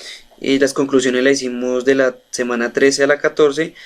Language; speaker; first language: Spanish; native; Spanish